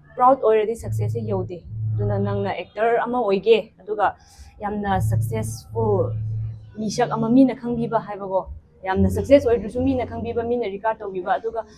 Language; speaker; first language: Manipuri; non-native, local second language; Tangkhul Naga (India)